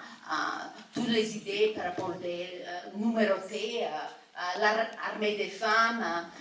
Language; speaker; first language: French; non-native, fluent; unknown